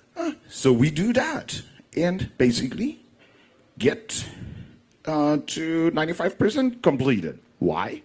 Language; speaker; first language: English; non-native, fluent; German